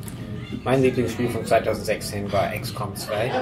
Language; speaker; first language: German; non-native, fluent; English